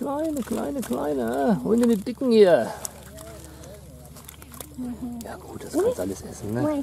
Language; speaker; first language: German; native; German